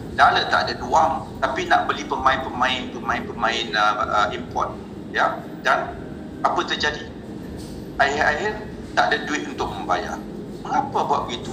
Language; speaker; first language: Indonesian; non-native, local second language; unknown